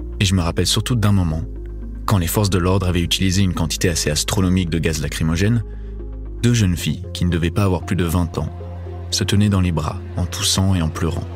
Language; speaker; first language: French; non-native, fluent; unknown